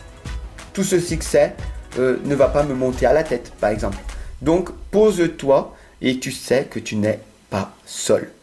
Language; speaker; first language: French; native; French